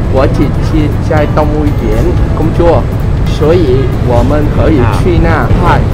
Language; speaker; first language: Chinese; non-native, learner; Vietnamese